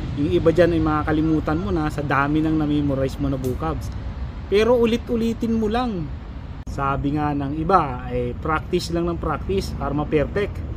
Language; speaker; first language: Filipino; native; Filipino